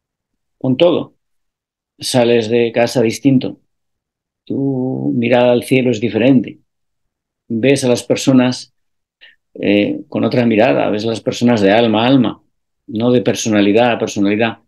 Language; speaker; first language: Spanish; native; Spanish